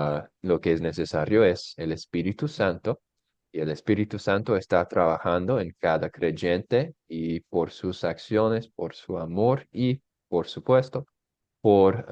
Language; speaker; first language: Spanish; non-native, fluent; English